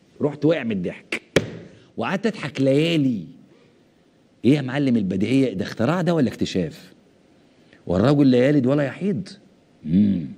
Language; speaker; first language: Arabic; native; Arabic